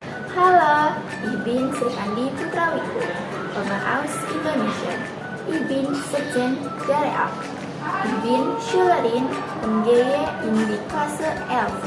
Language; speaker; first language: German; non-native, learner; Indonesian